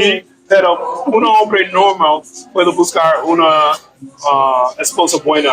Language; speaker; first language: Spanish; non-native, learner; English